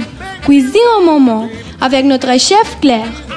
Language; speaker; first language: French; non-native, learner; Spanish